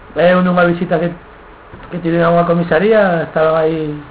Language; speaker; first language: Spanish; non-native, local second language; Galician